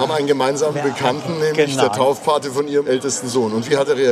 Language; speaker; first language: German; native; German